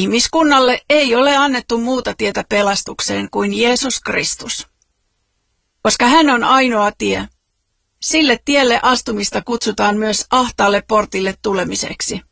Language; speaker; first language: Finnish; native; Finnish